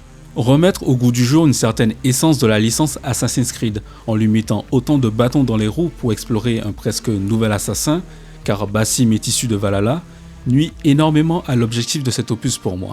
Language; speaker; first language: French; native; French